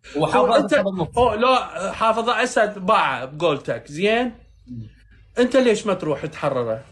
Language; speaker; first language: Arabic; non-native, fluent; Persian